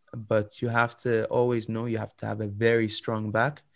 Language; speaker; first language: English; non-native, fluent; Arabic